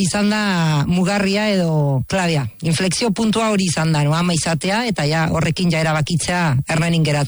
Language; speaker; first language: Basque; non-native, fluent; Spanish